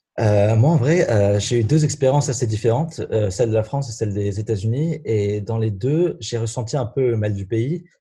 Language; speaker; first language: French; non-native, local second language; Arabic